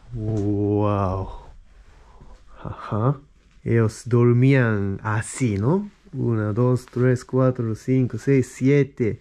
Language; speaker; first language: Spanish; non-native, fluent; Japanese